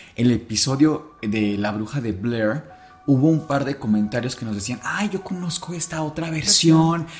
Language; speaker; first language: Spanish; native; Spanish